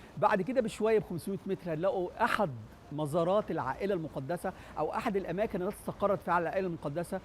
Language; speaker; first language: Egyptian Arabic; native; Egyptian Arabic